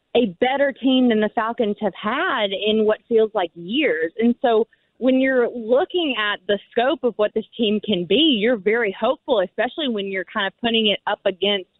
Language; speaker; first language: English; native; English